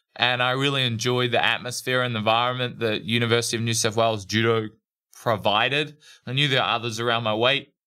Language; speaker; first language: English; native; English